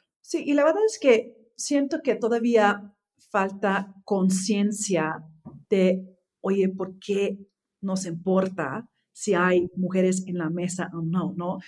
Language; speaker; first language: Spanish; non-native, fluent; English